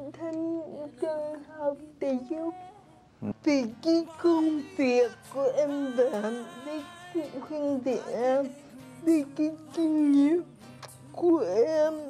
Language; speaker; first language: Vietnamese; early bilingual, heritage; Vietnamese